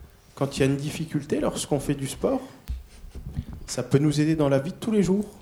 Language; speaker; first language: French; native; French